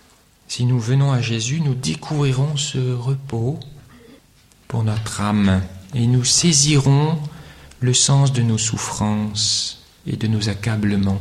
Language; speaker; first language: French; native; French